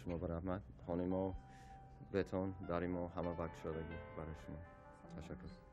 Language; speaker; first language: Persian; non-native, learner; English